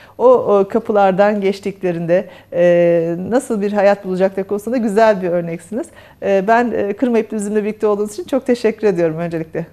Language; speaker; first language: Turkish; native; Turkish